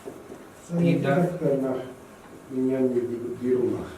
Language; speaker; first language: Indonesian; non-native, learner; Polish